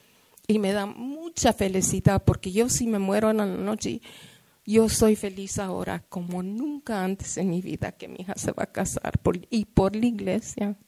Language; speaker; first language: Spanish; early bilingual, heritage; Spanish